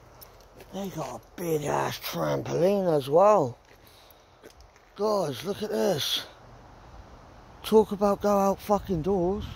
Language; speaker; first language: English; native; English